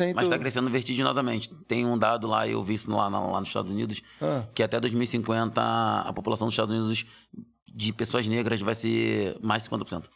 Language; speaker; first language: Portuguese; native; Portuguese